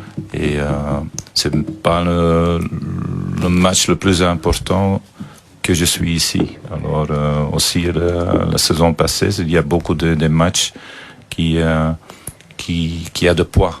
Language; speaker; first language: French; non-native, fluent; Dutch